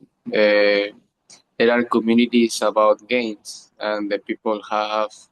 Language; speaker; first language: English; non-native, learner; Spanish